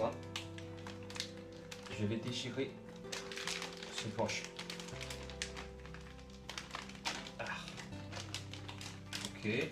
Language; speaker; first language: French; non-native, learner; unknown